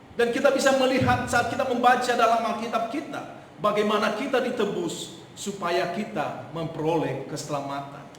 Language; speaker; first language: Indonesian; non-native, local second language; Nias